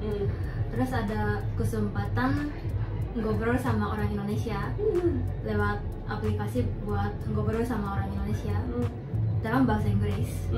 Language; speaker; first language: Indonesian; non-native, fluent; Japanese